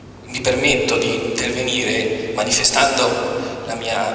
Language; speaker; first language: Italian; native; Italian